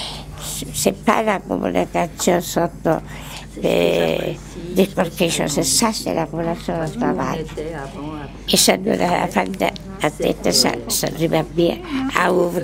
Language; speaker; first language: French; non-native, learner; Italian